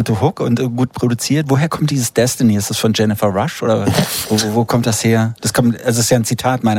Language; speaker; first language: German; native; German